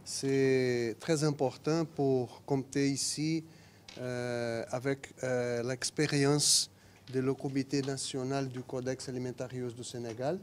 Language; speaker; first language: French; non-native, fluent; Portuguese